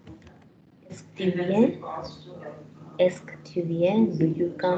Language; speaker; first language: French; non-native, learner; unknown